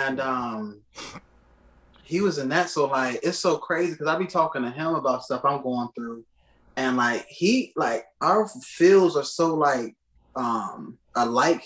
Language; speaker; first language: English; native; English